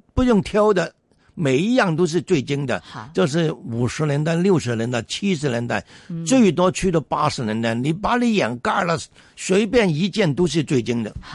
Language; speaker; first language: Chinese; non-native, local second language; Cantonese